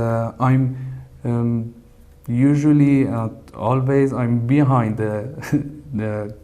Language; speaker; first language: English; non-native, learner; Persian